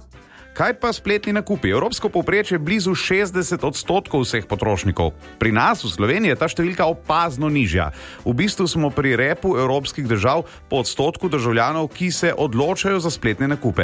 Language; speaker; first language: Slovenian; native; Slovenian